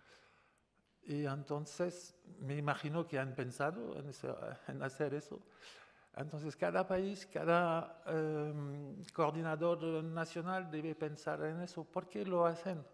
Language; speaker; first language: Spanish; non-native, fluent; French